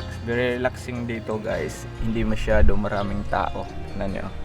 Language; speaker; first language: Filipino; non-native, local second language; Cebuano